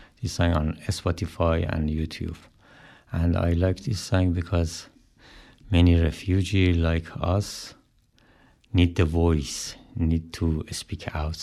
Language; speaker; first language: English; non-native, learner; Persian